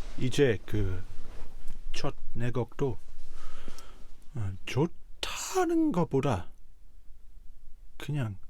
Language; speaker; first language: Korean; non-native, fluent; English